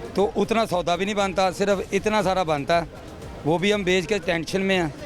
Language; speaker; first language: Urdu; non-native, local second language; Punjabi